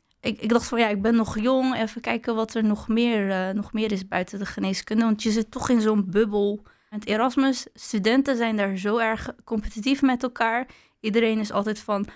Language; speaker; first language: Dutch; early bilingual, other home language; Arabic